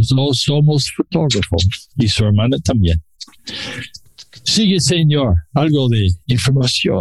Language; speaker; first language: Spanish; non-native, learner; English